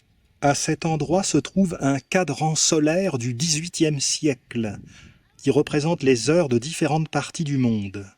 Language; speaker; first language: French; native; French